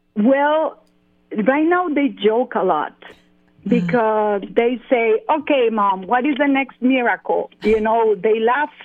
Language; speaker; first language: English; non-native, fluent; Spanish